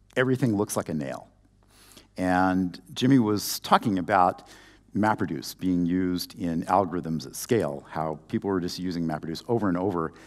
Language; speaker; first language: English; native; English